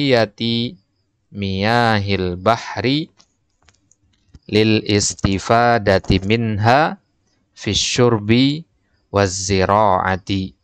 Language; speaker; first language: Arabic; non-native, fluent; Indonesian